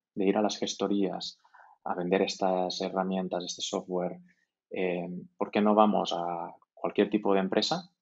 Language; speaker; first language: Spanish; native; Spanish